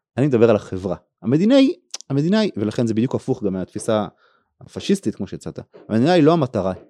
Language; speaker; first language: Hebrew; native; Hebrew